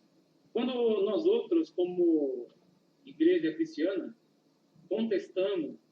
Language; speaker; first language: Spanish; non-native, learner; Portuguese